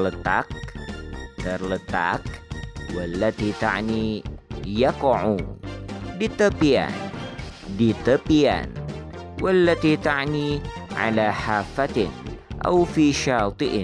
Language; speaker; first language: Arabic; non-native, fluent; Indonesian